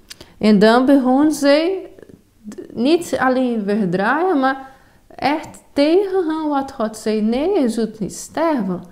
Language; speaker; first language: Dutch; non-native, fluent; Portuguese